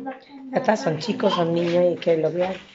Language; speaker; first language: Spanish; native; Spanish